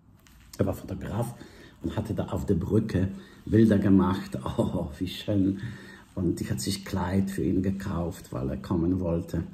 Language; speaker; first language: German; non-native, fluent; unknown